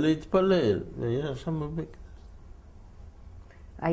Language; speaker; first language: Hebrew; non-native, fluent; German